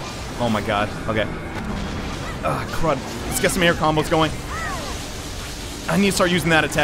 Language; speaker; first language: English; native; English